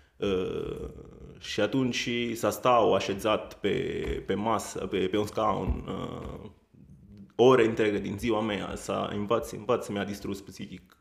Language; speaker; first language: Romanian; non-native, fluent; Italian